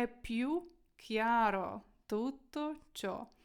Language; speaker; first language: Italian; non-native, fluent; Ukrainian